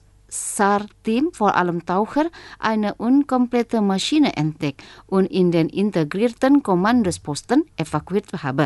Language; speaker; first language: German; non-native, fluent; Indonesian